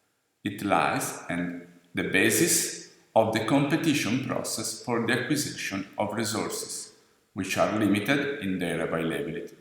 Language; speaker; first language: English; non-native, fluent; Italian